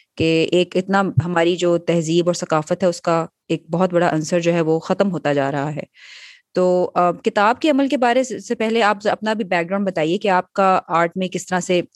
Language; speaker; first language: Urdu; native; Urdu